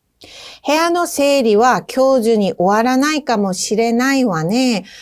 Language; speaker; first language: Japanese; non-native, fluent; Korean